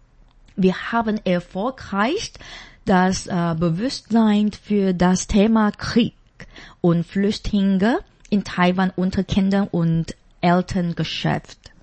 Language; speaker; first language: German; non-native, fluent; Chinese